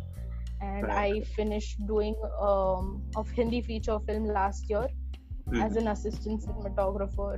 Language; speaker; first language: English; non-native, local second language; Hindi